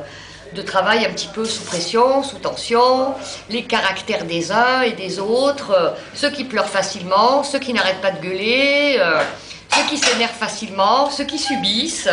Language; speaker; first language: French; native; French